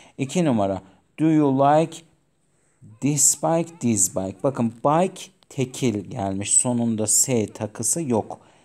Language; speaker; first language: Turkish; non-native, fluent; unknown